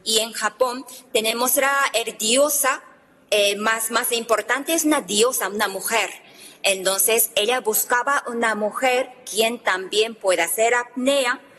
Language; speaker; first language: Spanish; non-native, fluent; Japanese